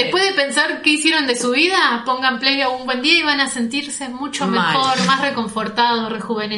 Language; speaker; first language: Spanish; native; Spanish